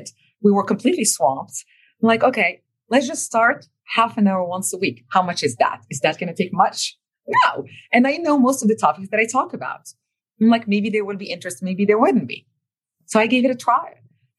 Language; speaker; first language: English; non-native, fluent; Arabic